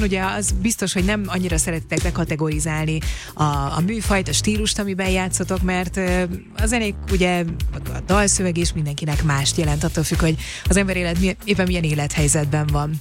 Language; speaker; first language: Hungarian; native; Hungarian